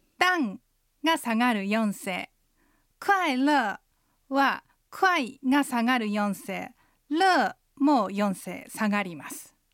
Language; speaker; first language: Japanese; native; Japanese